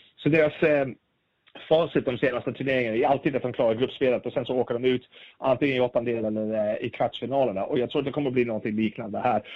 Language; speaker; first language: Swedish; native; Swedish